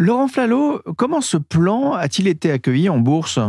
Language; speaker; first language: French; native; French